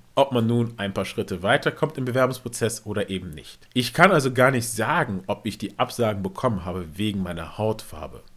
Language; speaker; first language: German; native; German